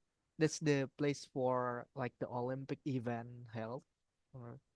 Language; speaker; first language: English; non-native, learner; Indonesian